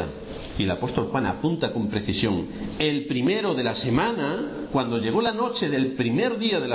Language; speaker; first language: Spanish; native; Spanish